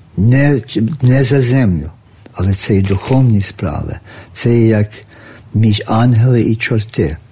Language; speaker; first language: Ukrainian; early bilingual, heritage; Ukrainian